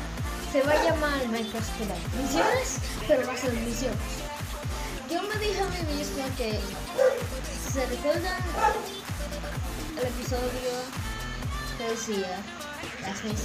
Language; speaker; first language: Spanish; early bilingual, heritage; Spanish